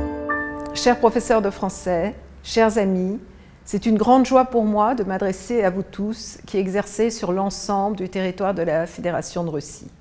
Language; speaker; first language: French; native; French